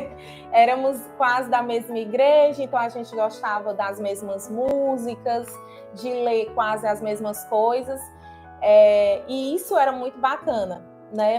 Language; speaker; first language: Portuguese; native; Portuguese